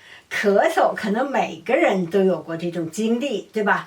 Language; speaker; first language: Chinese; native; Chinese